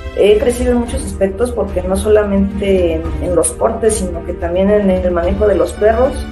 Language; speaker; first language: Spanish; native; Spanish